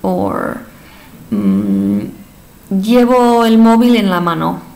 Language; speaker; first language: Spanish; non-native, fluent; English